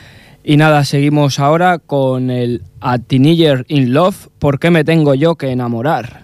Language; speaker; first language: Spanish; native; Spanish